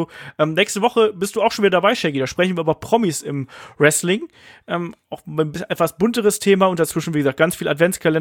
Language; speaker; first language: German; native; German